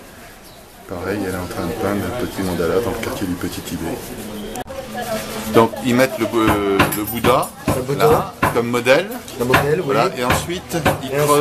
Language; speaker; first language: French; native; French